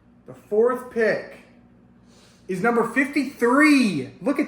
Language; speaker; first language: English; native; English